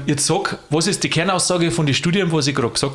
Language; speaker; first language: German; native; German